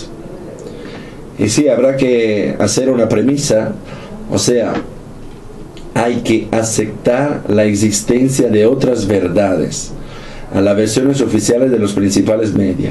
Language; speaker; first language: Spanish; non-native, fluent; Italian